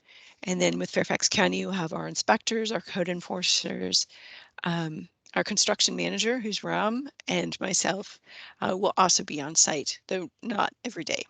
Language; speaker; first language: English; native; English